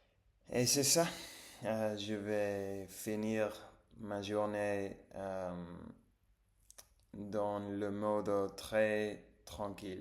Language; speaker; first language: French; non-native, learner; English